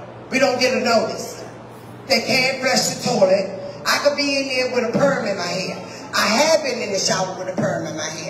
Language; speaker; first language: English; native; English